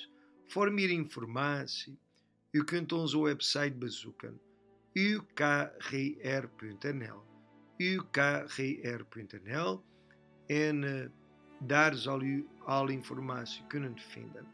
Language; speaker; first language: Dutch; non-native, fluent; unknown